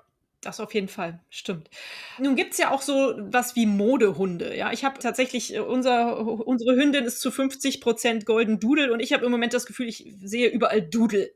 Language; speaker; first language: German; native; German